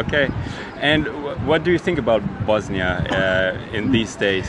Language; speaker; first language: English; non-native, fluent; German